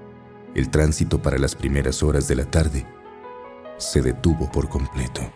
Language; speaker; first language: Spanish; native; Spanish